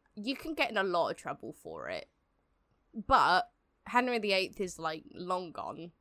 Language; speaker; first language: English; native; English